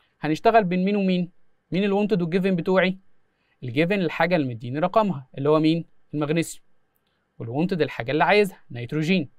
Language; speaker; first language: Arabic; native; Arabic